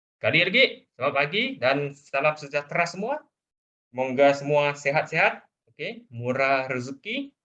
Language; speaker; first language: Malay; non-native, local second language; Chinese